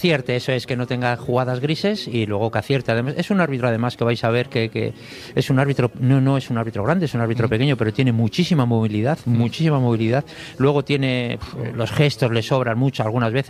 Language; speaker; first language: Spanish; native; Spanish